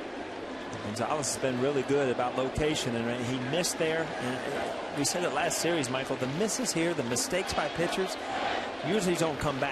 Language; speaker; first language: English; native; English